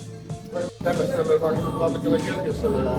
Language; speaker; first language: Estonian; non-native, learner; Russian